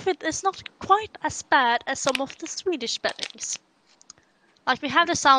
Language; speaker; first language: English; non-native, fluent; Swedish